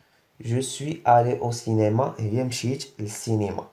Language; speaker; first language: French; non-native, local second language; Arabic